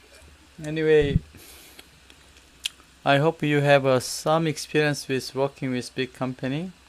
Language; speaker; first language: English; non-native, learner; Korean